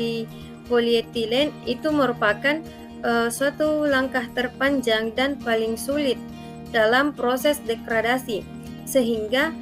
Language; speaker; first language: Indonesian; native; Indonesian